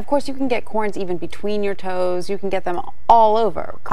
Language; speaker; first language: English; native; English